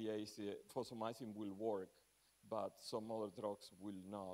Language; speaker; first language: English; non-native, fluent; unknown